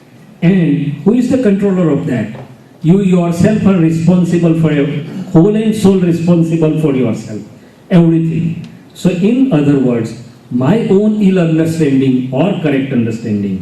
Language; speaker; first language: English; non-native, local second language; Gujarati